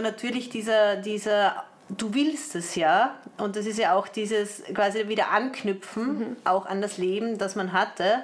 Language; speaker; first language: German; native; German